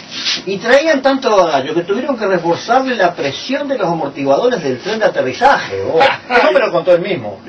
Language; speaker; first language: Spanish; native; Spanish